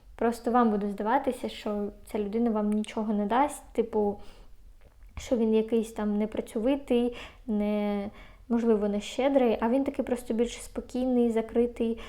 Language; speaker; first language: Ukrainian; native; Ukrainian